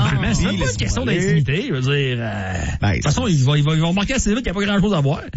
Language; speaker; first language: French; native; French